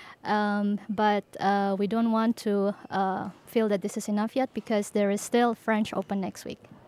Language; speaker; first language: English; non-native, fluent; Indonesian